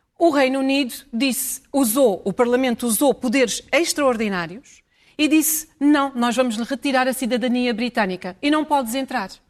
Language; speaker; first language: Portuguese; early bilingual, heritage; Portuguese